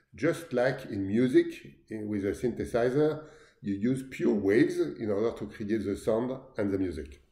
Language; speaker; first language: English; non-native, fluent; French